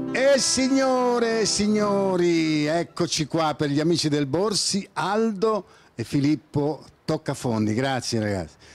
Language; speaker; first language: Italian; native; Italian